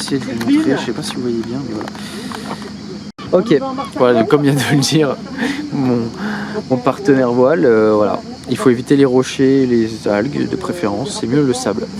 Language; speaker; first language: French; native; French